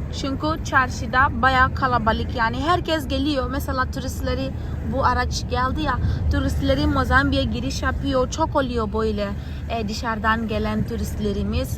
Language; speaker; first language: Turkish; non-native, fluent; Portuguese